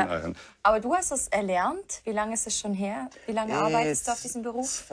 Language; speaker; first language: German; native; German